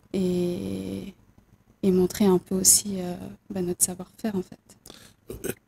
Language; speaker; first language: French; native; French